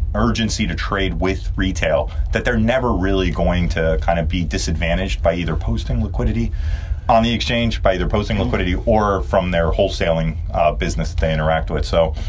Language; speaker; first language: English; early bilingual, other home language; Turkish